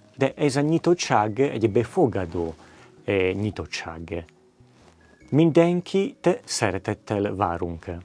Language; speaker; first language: Hungarian; non-native, fluent; Italian